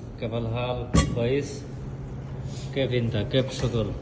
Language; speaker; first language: Arabic; non-native, learner; Bangla